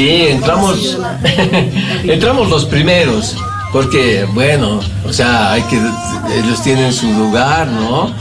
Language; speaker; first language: Spanish; native; Spanish